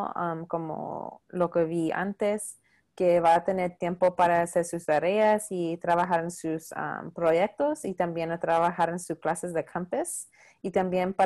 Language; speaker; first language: Spanish; non-native, local second language; English